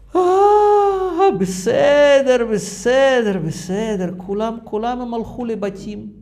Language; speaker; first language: Hebrew; non-native, fluent; Russian